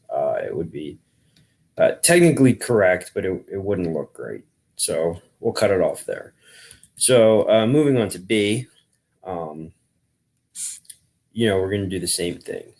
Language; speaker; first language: English; native; English